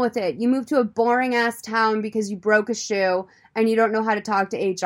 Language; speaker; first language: English; native; English